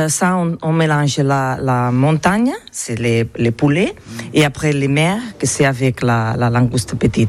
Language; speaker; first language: French; non-native, learner; Catalan